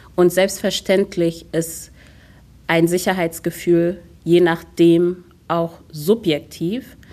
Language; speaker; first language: German; early bilingual, other home language; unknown